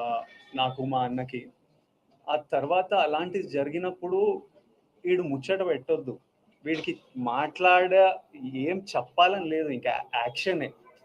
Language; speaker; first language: Telugu; native; Telugu